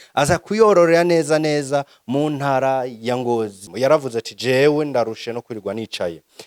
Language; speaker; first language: Rundi; native; Rundi